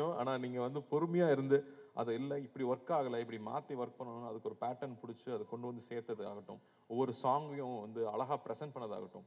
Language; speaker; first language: Tamil; native; Tamil